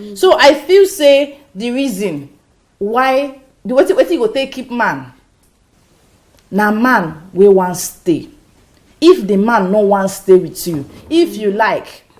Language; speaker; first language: Nigerian Pidgin; native; Nigerian Pidgin